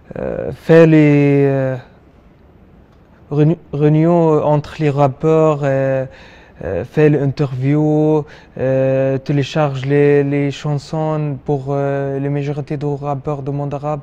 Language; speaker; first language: French; non-native, learner; Arabic